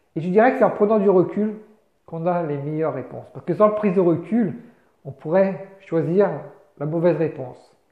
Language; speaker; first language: French; native; French